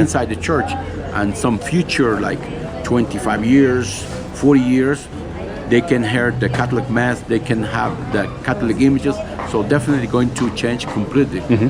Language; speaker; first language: English; non-native, learner; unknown